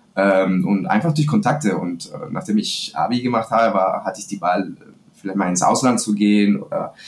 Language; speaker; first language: German; non-native, fluent; Spanish